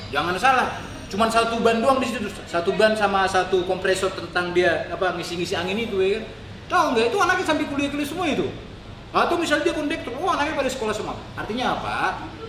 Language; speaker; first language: Indonesian; non-native, local second language; Batak Toba